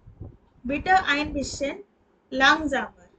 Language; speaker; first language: German; non-native, fluent; Hindi